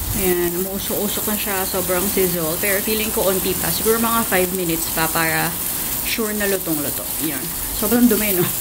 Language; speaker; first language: Filipino; native; Filipino